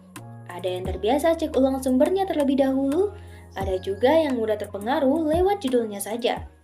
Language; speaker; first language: Indonesian; native; Indonesian